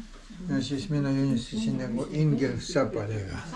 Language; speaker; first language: Estonian; non-native, learner; Ukrainian